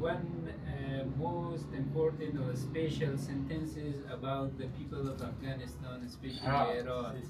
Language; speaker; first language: English; non-native, learner; Persian